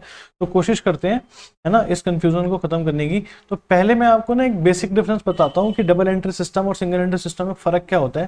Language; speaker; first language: Hindi; native; Hindi